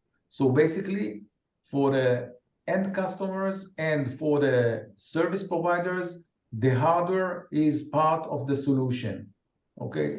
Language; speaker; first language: English; non-native, fluent; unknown